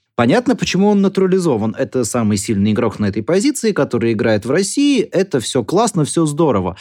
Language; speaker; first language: Russian; native; Russian